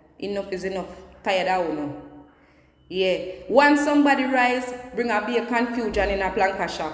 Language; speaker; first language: English; non-native, local second language; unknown